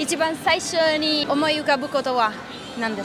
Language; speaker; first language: Japanese; non-native, fluent; Italian